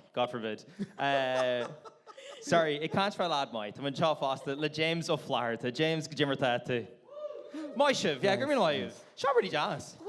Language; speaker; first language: Irish; non-native, local second language; English